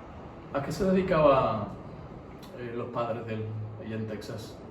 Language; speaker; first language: Spanish; native; Spanish